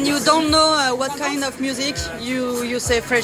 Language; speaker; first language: English; non-native, learner; French